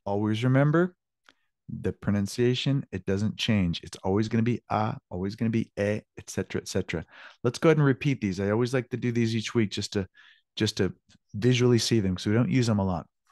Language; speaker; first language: English; native; English